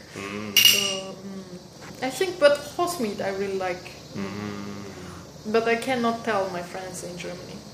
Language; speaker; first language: English; non-native, fluent; German